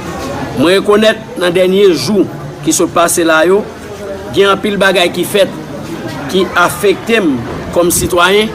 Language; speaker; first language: Haitian Creole; native; Haitian Creole